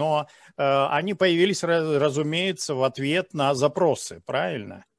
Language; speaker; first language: Russian; native; Russian